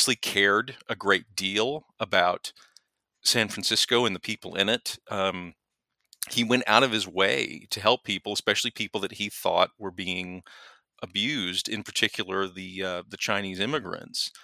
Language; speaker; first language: English; native; English